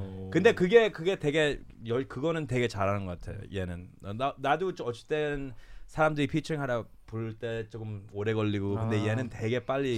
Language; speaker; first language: Korean; early bilingual, heritage; Korean